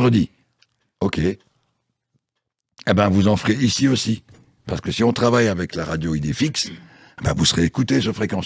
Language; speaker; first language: French; native; French